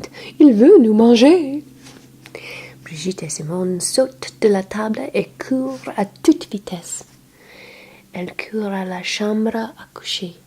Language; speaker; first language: French; non-native, learner; English